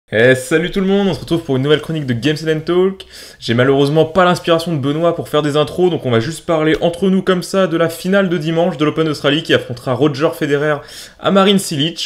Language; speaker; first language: French; native; French